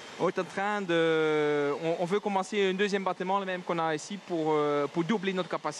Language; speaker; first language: French; non-native, local second language; Dutch